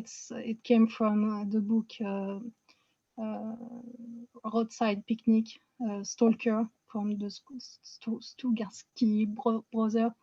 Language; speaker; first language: English; non-native, fluent; French